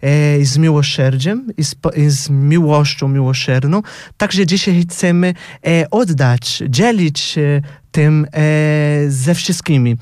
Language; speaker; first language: Polish; non-native, fluent; Portuguese